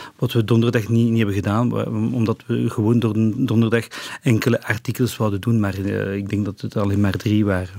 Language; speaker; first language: Dutch; non-native, local second language; French